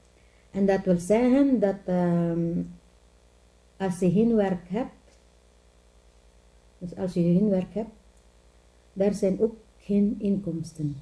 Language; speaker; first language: Dutch; non-native, learner; Filipino